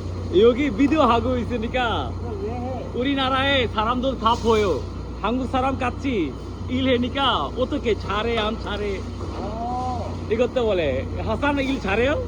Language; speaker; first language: Korean; non-native, learner; Bangla